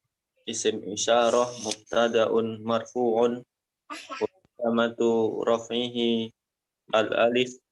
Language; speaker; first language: Arabic; non-native, learner; Indonesian